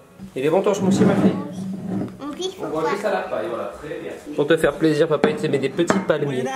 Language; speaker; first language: French; native; French